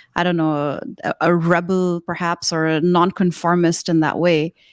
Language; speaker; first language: English; non-native, local second language; Urdu